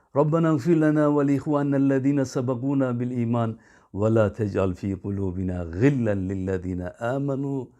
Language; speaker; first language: Arabic; non-native, fluent; Turkish